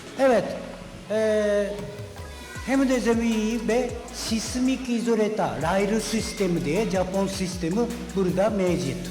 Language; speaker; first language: Turkish; non-native, learner; Japanese